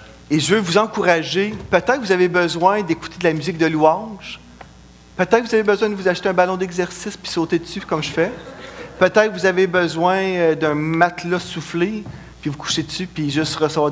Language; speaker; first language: French; native; French